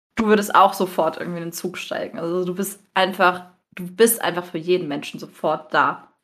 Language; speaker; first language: German; native; German